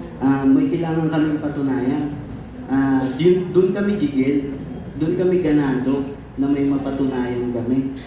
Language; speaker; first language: Filipino; native; Filipino